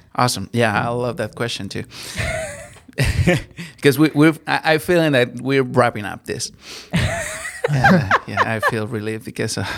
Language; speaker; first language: English; non-native, learner; Spanish